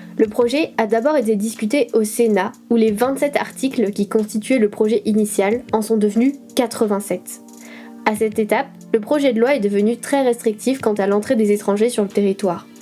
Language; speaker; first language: French; native; French